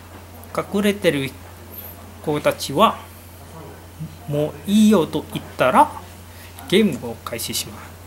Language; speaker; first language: Japanese; non-native, learner; Indonesian